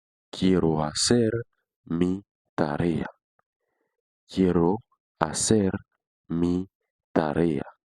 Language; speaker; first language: Spanish; non-native, fluent; Haitian Creole